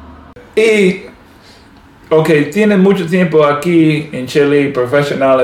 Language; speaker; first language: Spanish; non-native, learner; English